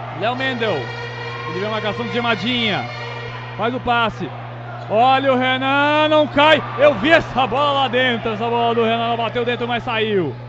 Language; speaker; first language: Portuguese; native; Portuguese